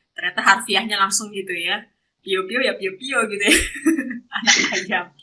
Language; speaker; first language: Indonesian; native; Indonesian